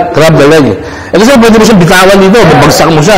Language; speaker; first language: Filipino; native; Filipino